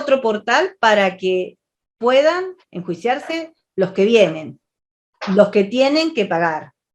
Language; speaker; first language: Spanish; native; Spanish